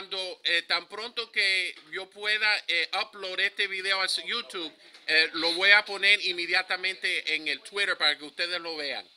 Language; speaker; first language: Spanish; early bilingual, heritage; Spanish